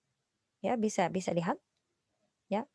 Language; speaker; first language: Indonesian; non-native, fluent; Japanese